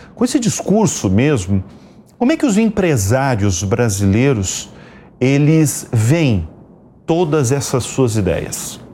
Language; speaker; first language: Portuguese; native; Portuguese